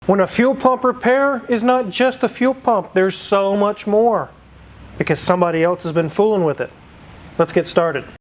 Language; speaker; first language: English; native; English